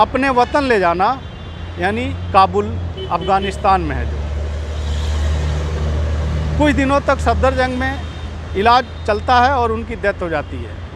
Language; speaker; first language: Hindi; native; Hindi